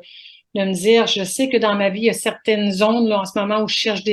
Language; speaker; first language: French; native; French